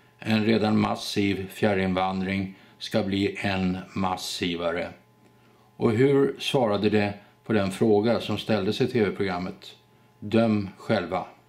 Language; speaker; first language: Swedish; native; Swedish